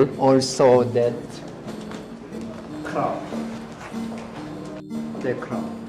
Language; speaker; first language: English; non-native, learner; Korean